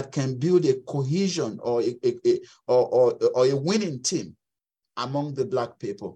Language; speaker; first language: English; non-native, local second language; Yoruba